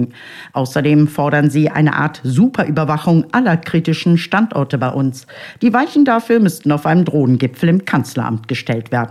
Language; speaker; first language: German; native; German